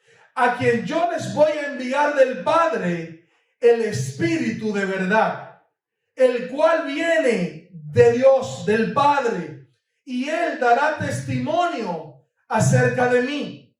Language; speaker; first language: Spanish; native; Spanish